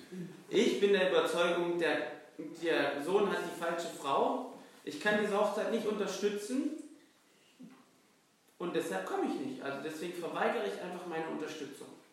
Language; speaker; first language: German; native; German